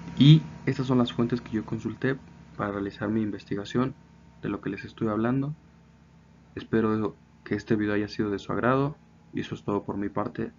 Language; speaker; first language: Spanish; native; Spanish